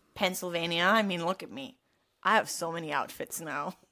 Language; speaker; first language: English; non-native, fluent; German